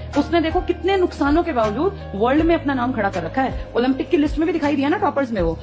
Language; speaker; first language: Hindi; native; Hindi